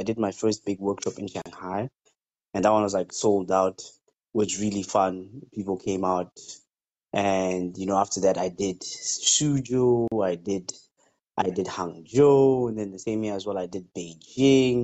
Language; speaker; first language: English; non-native, local second language; Tswana